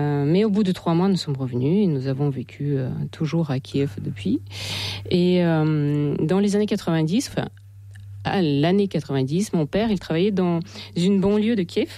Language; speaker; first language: French; non-native, fluent; Russian